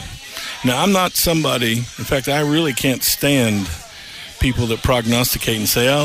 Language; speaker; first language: English; native; English